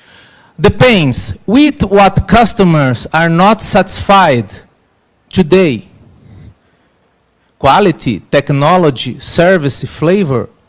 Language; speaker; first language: English; non-native, learner; Portuguese